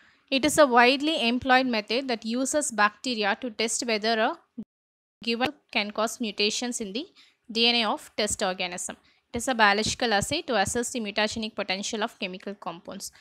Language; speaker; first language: English; non-native, local second language; Tamil